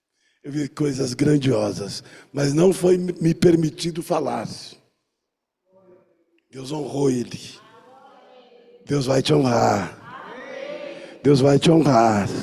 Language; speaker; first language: Portuguese; native; Portuguese